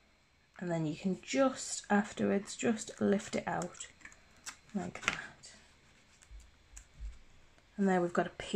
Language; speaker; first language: English; native; English